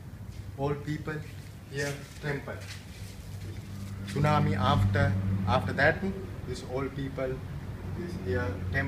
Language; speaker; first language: English; non-native, learner; Sinhala